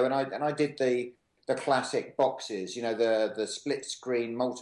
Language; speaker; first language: English; native; English